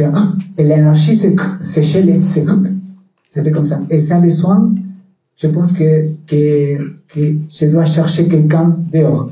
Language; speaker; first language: French; non-native, learner; Spanish